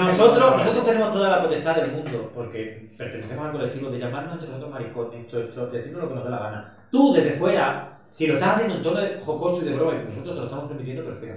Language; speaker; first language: Spanish; native; Spanish